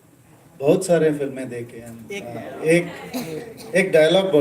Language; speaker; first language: Hindi; non-native, local second language; Tamil